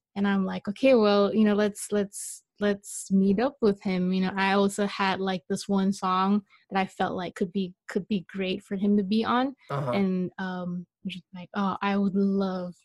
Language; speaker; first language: English; non-native, local second language; Malay